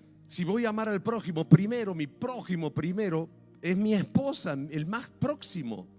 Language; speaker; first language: Spanish; native; Spanish